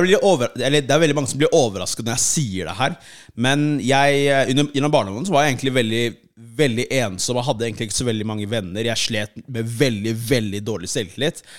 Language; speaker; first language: Norwegian; early bilingual, other home language; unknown